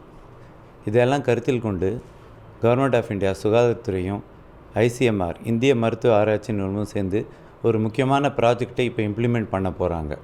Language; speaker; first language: Tamil; native; Tamil